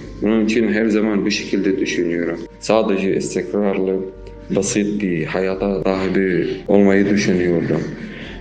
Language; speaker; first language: Turkish; non-native, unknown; Arabic